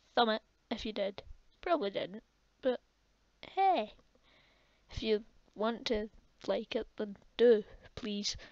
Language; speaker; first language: English; native; English